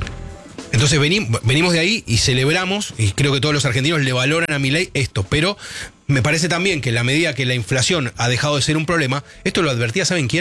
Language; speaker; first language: Spanish; native; Spanish